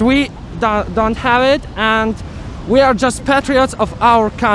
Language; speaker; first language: English; non-native, fluent; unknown